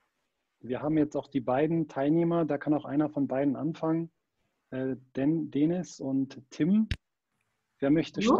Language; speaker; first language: German; native; German